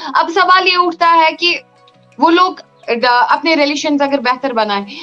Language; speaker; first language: Hindi; non-native, local second language; Kashmiri